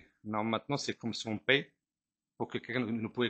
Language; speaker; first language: French; non-native, fluent; Portuguese